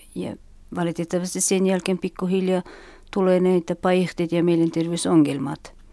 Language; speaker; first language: Finnish; non-native, fluent; Uzbek